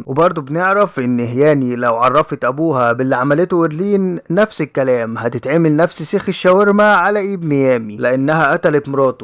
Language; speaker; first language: Arabic; native; Arabic